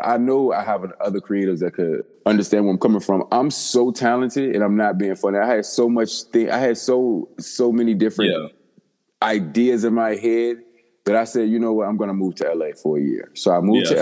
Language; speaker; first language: English; native; English